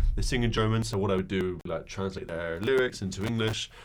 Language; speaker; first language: English; native; English